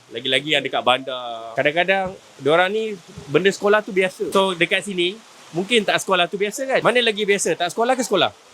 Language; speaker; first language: Malay; native; Malay